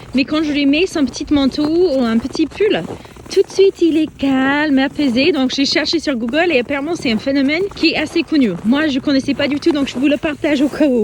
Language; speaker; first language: French; non-native, fluent; English